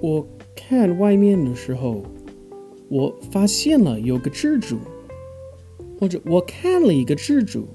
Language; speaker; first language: Chinese; non-native, fluent; English